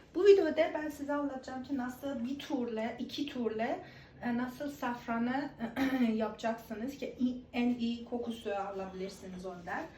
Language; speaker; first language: Turkish; non-native, fluent; Persian